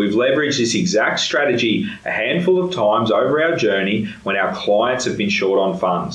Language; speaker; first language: English; native; English